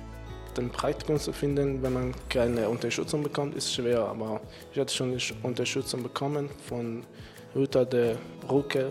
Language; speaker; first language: German; non-native, fluent; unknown